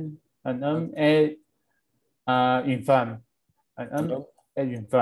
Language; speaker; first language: French; non-native, learner; English